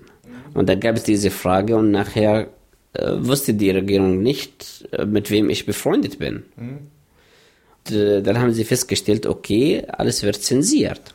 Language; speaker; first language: German; non-native, fluent; Arabic